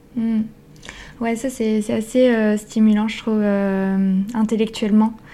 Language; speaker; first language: French; non-native, fluent; Italian